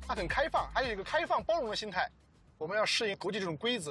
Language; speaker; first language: Chinese; native; Chinese